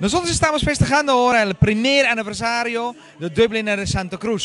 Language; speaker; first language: Spanish; non-native, fluent; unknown